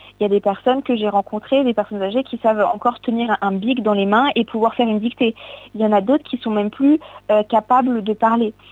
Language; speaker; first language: French; native; French